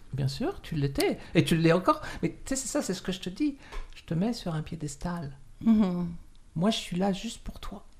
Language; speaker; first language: French; native; French